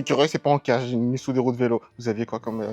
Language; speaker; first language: French; native; French